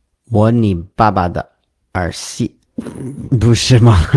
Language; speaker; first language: Chinese; non-native, learner; English